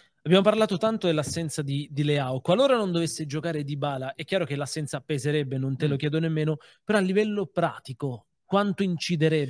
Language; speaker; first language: Italian; native; Italian